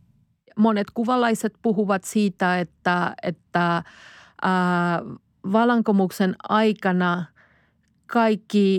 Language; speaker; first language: Finnish; non-native, fluent; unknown